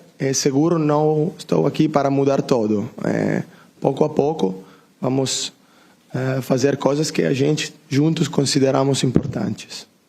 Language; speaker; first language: Portuguese; non-native, learner; Italian